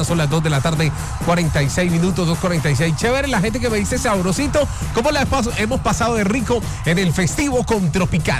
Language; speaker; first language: Spanish; native; Spanish